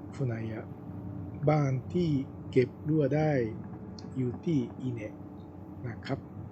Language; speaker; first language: Thai; non-native, fluent; Japanese